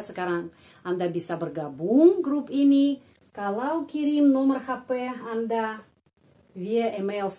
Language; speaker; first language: Indonesian; non-native, fluent; Russian